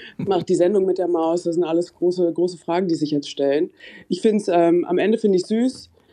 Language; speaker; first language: German; native; German